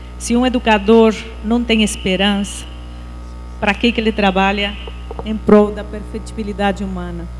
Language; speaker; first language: Portuguese; non-native, fluent; Spanish